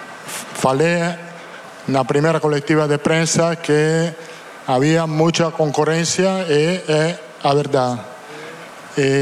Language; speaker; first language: Portuguese; non-native, fluent; Italian